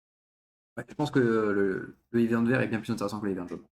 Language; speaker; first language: French; native; French